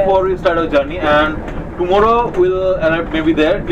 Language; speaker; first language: English; non-native, learner; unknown